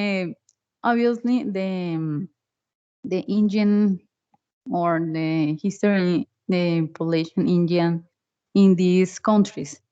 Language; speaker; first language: English; non-native, learner; Spanish